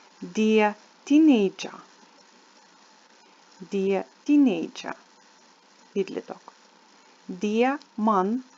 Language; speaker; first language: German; non-native, fluent; Ukrainian